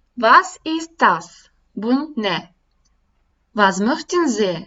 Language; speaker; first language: German; non-native, fluent; Turkish